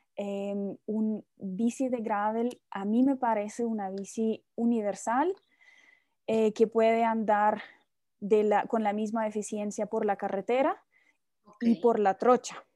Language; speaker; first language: Spanish; non-native, fluent; Russian